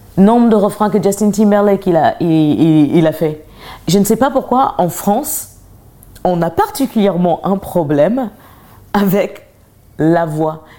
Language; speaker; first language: French; early bilingual, other home language; English